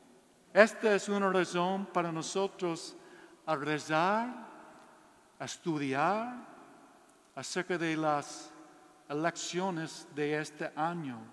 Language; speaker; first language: Spanish; non-native, learner; English